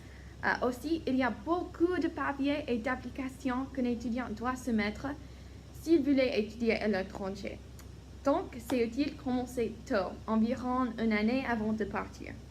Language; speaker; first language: French; non-native, learner; English